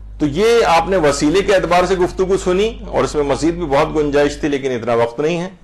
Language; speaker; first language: Urdu; native; Urdu